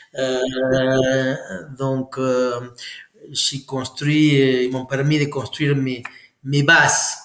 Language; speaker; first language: French; non-native, fluent; Spanish